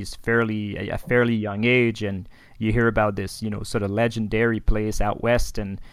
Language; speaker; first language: English; non-native, fluent; French